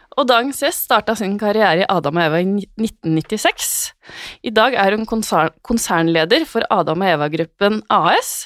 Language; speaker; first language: Norwegian; native; Norwegian